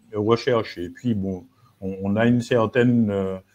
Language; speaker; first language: French; native; French